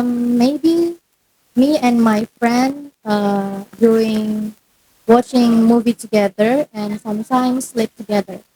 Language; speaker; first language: English; non-native, learner; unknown